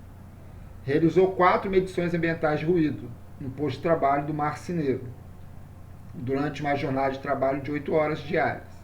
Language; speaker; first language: Portuguese; native; Portuguese